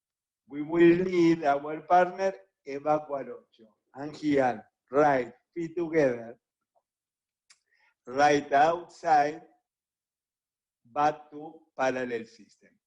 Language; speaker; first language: English; non-native, fluent; Spanish